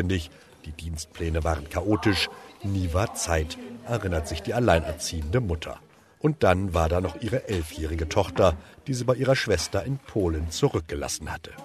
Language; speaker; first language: German; native; German